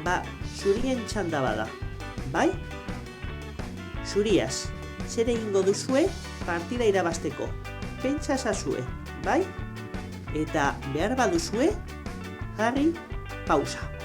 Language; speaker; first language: Basque; non-native, local second language; Spanish